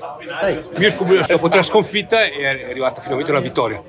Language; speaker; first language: Italian; native; Italian